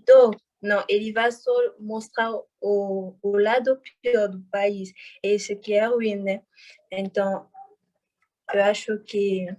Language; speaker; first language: Portuguese; non-native, fluent; French